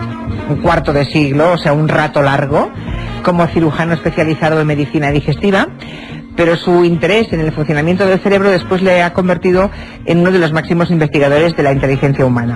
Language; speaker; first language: Spanish; native; Spanish